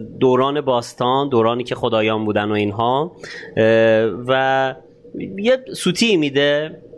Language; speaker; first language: Persian; native; Persian